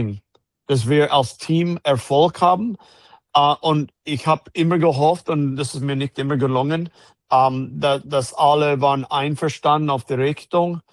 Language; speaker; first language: German; non-native, fluent; English